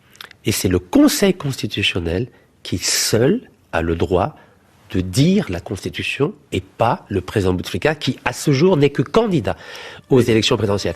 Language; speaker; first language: French; native; French